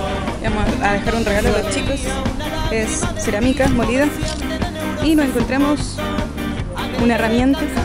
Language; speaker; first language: Spanish; native; Spanish